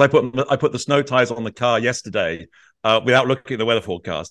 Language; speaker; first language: English; native; English